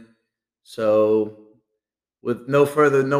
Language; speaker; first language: English; native; English